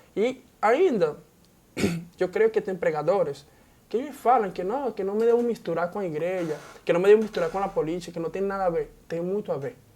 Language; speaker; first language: Portuguese; non-native, fluent; Spanish